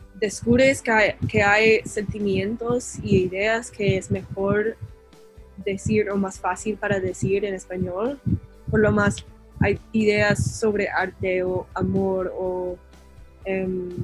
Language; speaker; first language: Spanish; non-native, learner; English